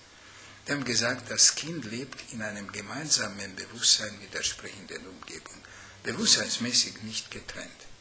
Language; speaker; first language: German; non-native, fluent; Hungarian